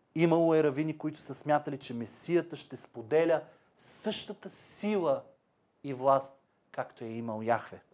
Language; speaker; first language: Bulgarian; native; Bulgarian